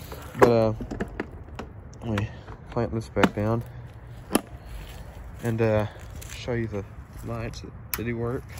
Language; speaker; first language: English; native; English